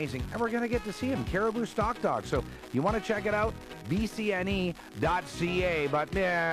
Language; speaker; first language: English; native; English